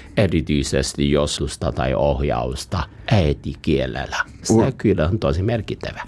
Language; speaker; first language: Finnish; non-native, fluent; Chinese